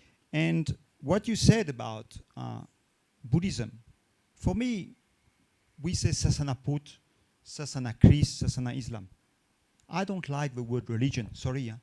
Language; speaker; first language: English; non-native, fluent; French